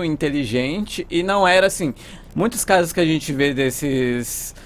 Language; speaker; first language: Portuguese; native; Portuguese